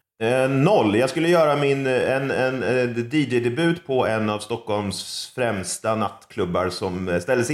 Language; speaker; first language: Swedish; native; Swedish